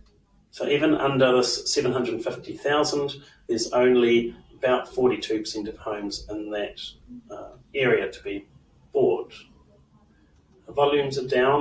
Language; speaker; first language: English; native; English